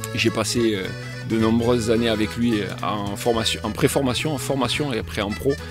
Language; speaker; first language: French; native; French